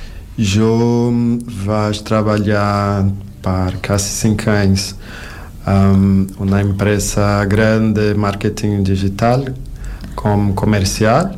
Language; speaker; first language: Catalan; non-native, learner; Portuguese